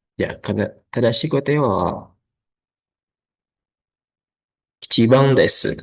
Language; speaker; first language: Japanese; non-native, learner; Indonesian